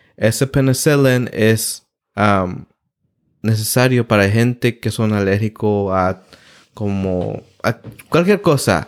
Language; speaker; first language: Spanish; early bilingual, heritage; Spanish